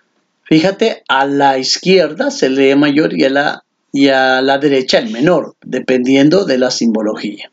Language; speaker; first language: Spanish; native; Spanish